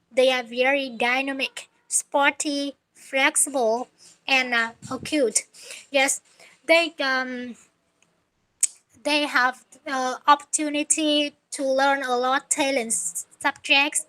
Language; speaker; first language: English; non-native, learner; Vietnamese